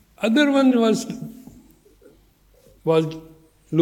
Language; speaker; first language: English; non-native, learner; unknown